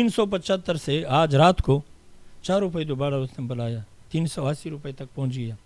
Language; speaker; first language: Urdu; non-native, local second language; Pashto